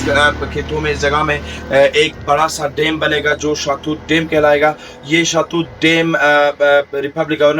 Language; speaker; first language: Hindi; non-native, fluent; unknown